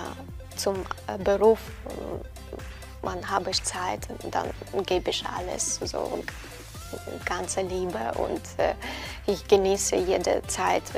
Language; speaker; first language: German; non-native, learner; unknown